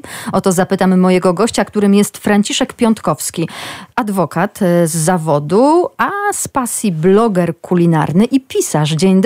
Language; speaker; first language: Polish; native; Polish